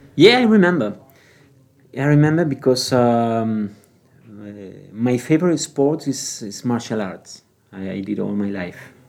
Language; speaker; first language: English; non-native, learner; Spanish